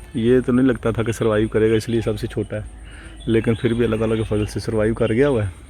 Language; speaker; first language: Urdu; native; Urdu